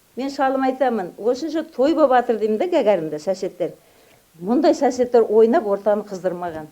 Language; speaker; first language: Uzbek; non-native, local second language; Kazakh